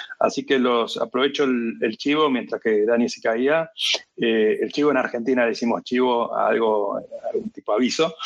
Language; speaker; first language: Spanish; native; Spanish